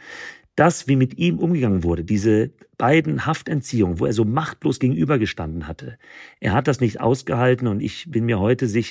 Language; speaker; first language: German; native; German